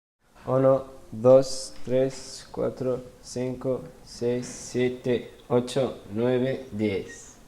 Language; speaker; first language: Spanish; early bilingual, other home language; Arabic